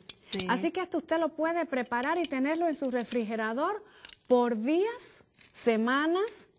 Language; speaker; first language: Spanish; native; Spanish